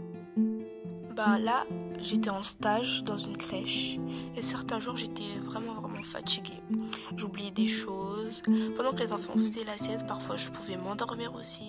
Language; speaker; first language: French; native; French